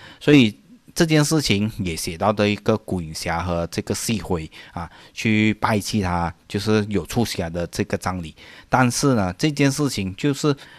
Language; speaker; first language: Chinese; native; Chinese